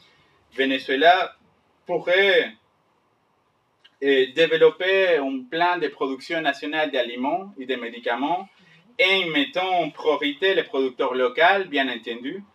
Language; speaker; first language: French; non-native, fluent; Spanish